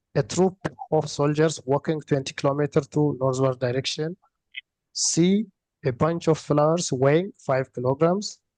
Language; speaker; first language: English; non-native, local second language; Amharic